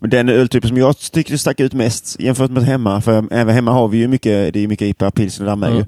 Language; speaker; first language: Swedish; native; Swedish